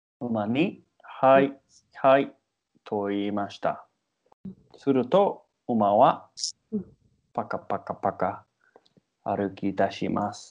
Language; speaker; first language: Japanese; non-native, learner; English